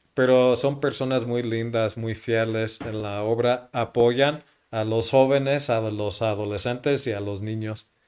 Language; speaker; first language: Spanish; non-native, fluent; English